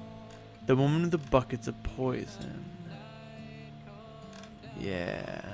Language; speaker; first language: English; native; English